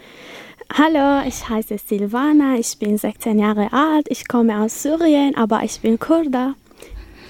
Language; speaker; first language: German; non-native, learner; Kurdish